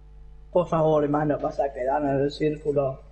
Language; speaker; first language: Spanish; native; Spanish